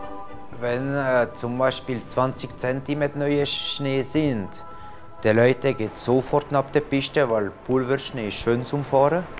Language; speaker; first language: German; non-native, local second language; French